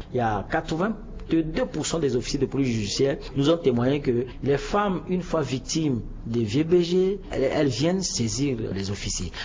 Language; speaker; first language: French; non-native, local second language; Sango